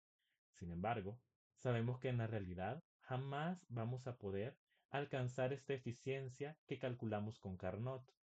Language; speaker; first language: Spanish; native; Spanish